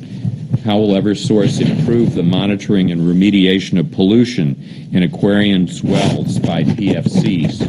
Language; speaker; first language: English; native; English